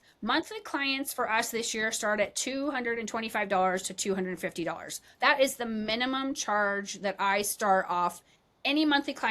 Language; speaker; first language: English; native; English